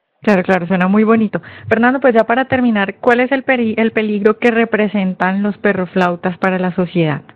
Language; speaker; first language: Spanish; native; Spanish